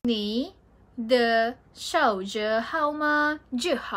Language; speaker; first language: Chinese; non-native, learner; Malay